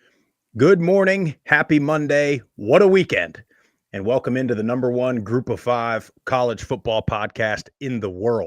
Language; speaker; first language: English; native; English